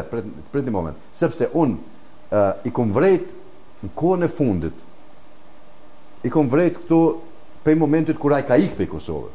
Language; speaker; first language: Albanian; native; Albanian